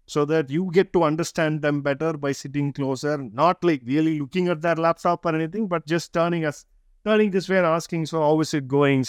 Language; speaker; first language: English; non-native, local second language; Tamil